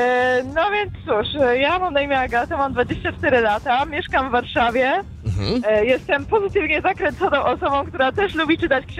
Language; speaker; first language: Polish; native; Polish